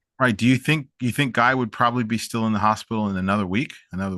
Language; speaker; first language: English; native; English